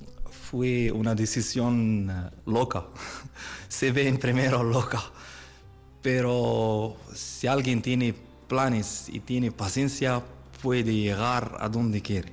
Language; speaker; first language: Spanish; non-native, learner; Arabic